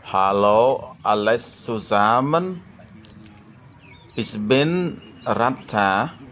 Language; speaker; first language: German; non-native, learner; Khmer